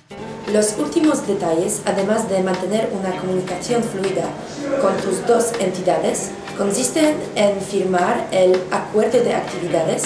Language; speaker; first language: Spanish; non-native, fluent; Polish